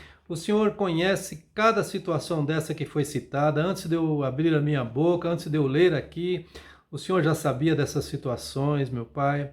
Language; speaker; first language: Portuguese; native; Portuguese